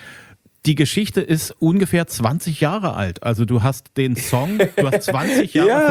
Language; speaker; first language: German; native; German